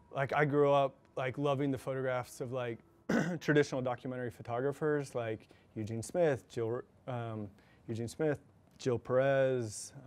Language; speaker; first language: English; native; English